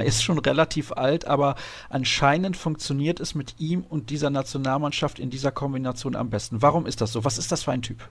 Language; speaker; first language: German; native; German